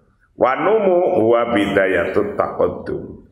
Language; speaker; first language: Arabic; non-native, local second language; Indonesian